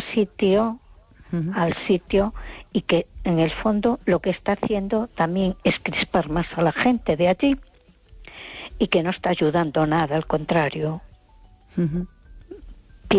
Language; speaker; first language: Spanish; native; Spanish